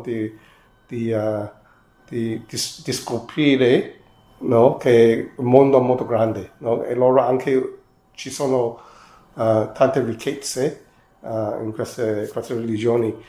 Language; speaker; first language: Italian; non-native, fluent; Cantonese